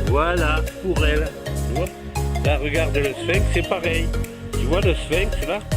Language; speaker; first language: French; native; French